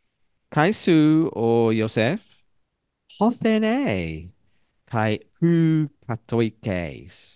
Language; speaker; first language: Greek; non-native, learner; English